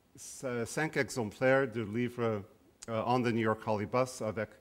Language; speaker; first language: French; non-native, fluent; English